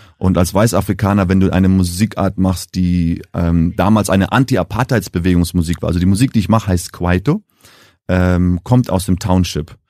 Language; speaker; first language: German; early bilingual, heritage; German